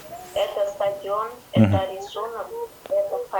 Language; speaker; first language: Russian; non-native, learner; Kyrgyz